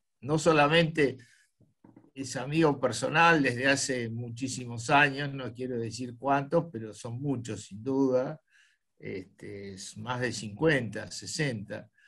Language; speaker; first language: Spanish; native; Spanish